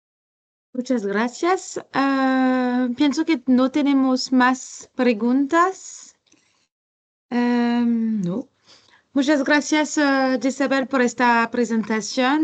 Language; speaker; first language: Spanish; non-native, learner; French